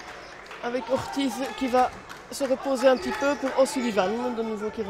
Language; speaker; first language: French; native; French